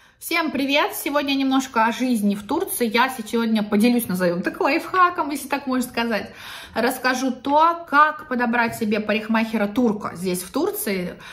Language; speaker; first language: Russian; native; Russian